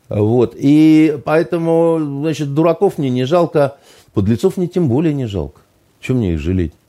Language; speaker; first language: Russian; native; Russian